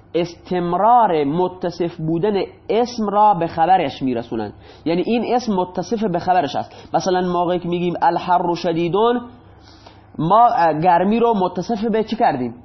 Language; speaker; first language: Persian; non-native, local second language; Baluchi